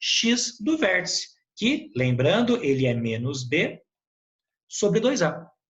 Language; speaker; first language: Portuguese; native; Portuguese